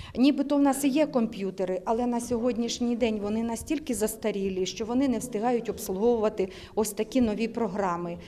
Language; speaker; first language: Ukrainian; native; Ukrainian